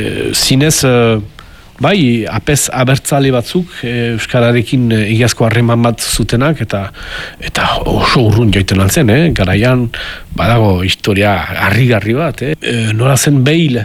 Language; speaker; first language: Basque; native; Basque